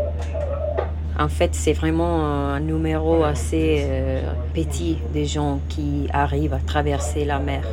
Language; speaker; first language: French; non-native, fluent; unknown